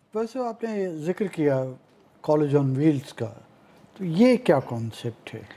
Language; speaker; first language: Hindi; native; Hindi